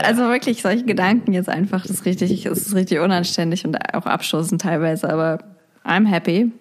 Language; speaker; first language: German; native; German